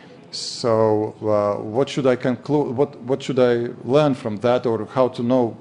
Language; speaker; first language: English; non-native, fluent; Latvian